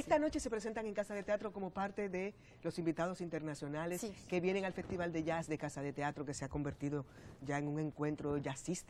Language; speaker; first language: Spanish; native; Spanish